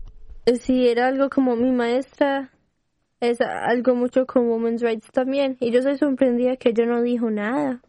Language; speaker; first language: Spanish; early bilingual, heritage; Spanish